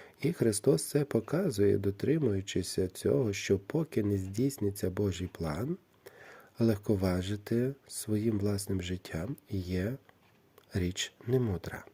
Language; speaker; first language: Ukrainian; native; Ukrainian